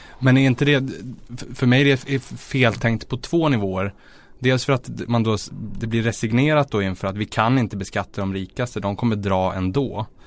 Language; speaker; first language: Swedish; native; Swedish